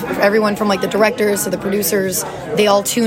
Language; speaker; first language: English; native; English